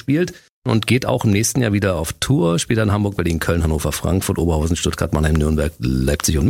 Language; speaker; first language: German; native; German